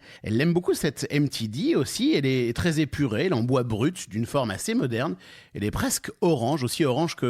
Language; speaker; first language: French; native; French